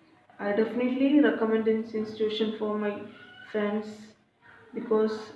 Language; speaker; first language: English; non-native, learner; Malayalam